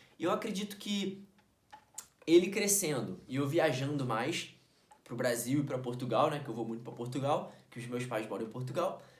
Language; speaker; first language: Portuguese; native; Portuguese